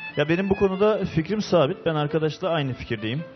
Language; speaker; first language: Turkish; native; Turkish